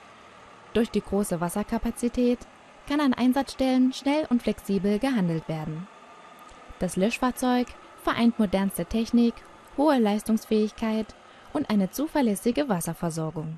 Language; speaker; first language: German; native; German